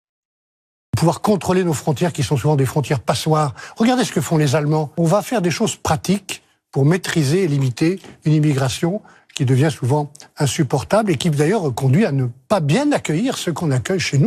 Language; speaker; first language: French; native; French